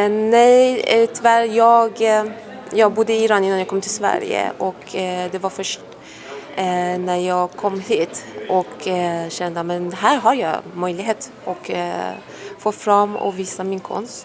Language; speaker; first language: Swedish; non-native, fluent; Persian